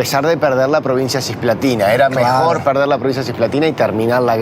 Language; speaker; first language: Spanish; native; Spanish